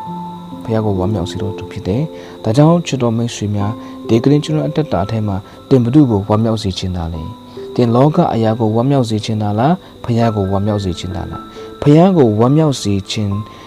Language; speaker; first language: Burmese; non-native, local second language; Kachin